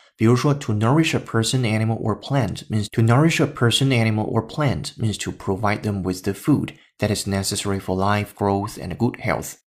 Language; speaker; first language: English; non-native, fluent; Chinese